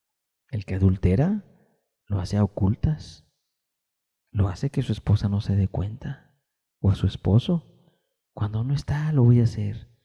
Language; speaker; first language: Spanish; native; Spanish